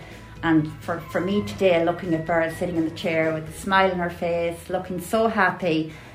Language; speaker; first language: English; native; English